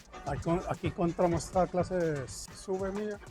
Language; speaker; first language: Spanish; native; Spanish